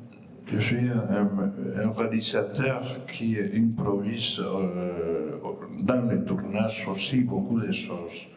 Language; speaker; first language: French; non-native, fluent; Spanish